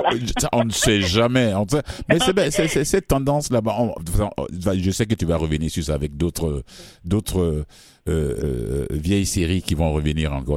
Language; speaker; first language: French; native; French